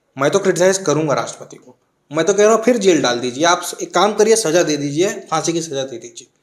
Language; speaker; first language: Hindi; non-native, local second language; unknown